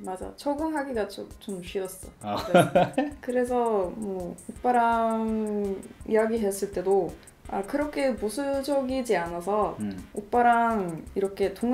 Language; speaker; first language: Korean; non-native, fluent; Swedish